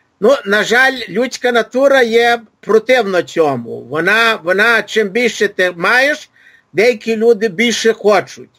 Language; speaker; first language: Ukrainian; early bilingual, heritage; Ukrainian